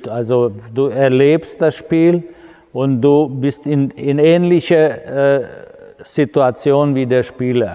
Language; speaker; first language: German; non-native, fluent; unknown